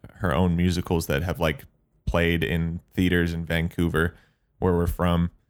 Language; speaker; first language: English; native; English